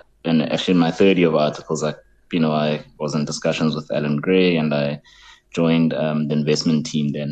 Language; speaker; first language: English; non-native, local second language; Xhosa